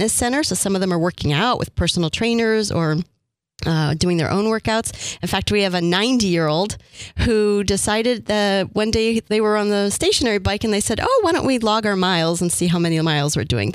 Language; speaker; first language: English; native; English